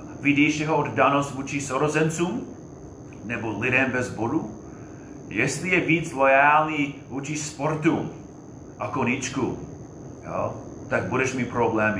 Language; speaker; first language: Czech; non-native, fluent; English